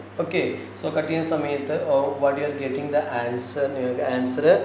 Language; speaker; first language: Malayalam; native; Malayalam